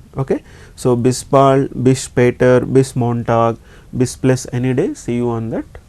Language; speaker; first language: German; non-native, learner; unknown